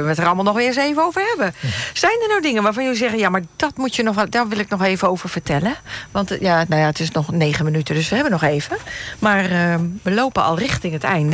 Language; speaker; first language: Dutch; native; Dutch